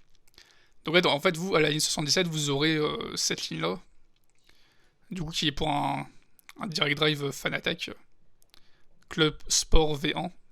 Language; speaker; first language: French; native; French